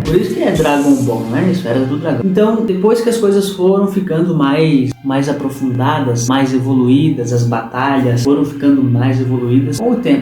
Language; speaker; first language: Portuguese; native; Portuguese